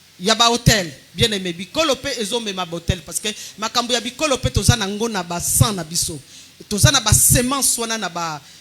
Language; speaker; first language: Lingala; non-native, local second language; Kongo